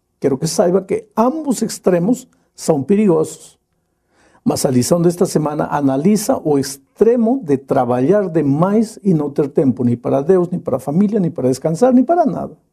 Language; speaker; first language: Portuguese; non-native, fluent; Spanish